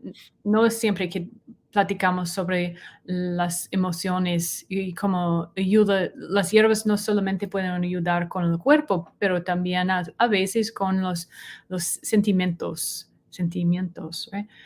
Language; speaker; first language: Spanish; non-native, learner; English